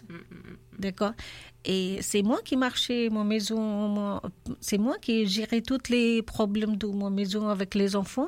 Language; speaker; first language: French; non-native, learner; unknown